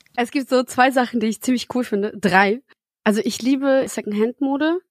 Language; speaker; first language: German; early bilingual, other home language; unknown